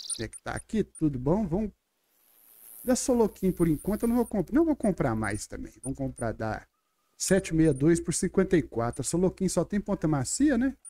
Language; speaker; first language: Portuguese; native; Portuguese